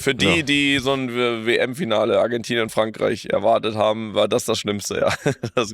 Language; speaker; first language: German; native; German